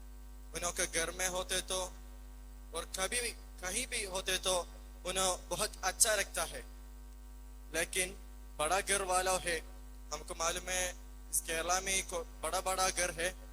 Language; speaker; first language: Hindi; non-native, local second language; Malayalam